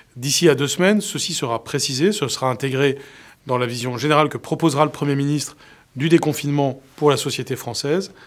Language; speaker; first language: French; native; French